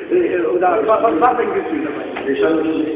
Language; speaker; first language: German; non-native, fluent; Arabic